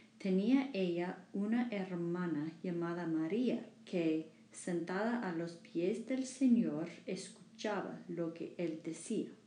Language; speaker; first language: Spanish; non-native, learner; English